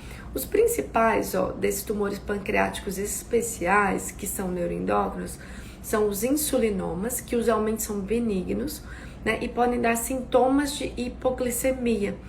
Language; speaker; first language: Portuguese; native; Portuguese